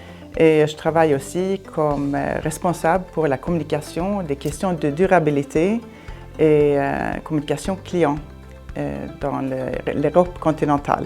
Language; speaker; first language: French; non-native, fluent; Swedish